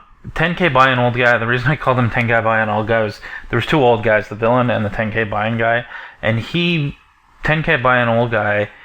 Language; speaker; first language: English; native; English